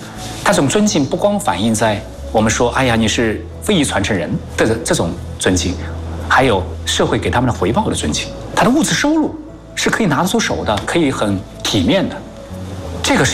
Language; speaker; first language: Chinese; native; Chinese